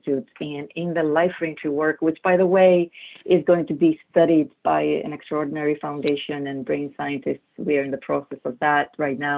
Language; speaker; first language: English; non-native, fluent; Greek